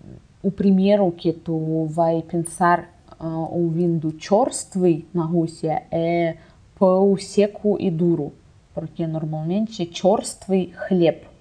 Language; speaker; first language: Portuguese; non-native, fluent; Russian